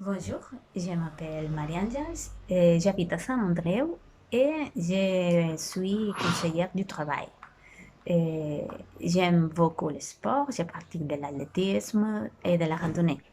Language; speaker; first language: French; non-native, fluent; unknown